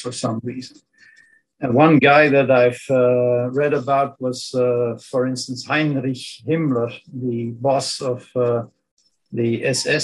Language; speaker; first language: English; non-native, fluent; Dutch